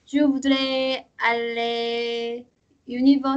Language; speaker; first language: French; non-native, learner; Korean